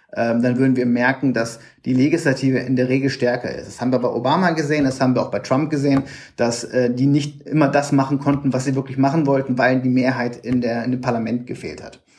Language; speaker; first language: German; native; German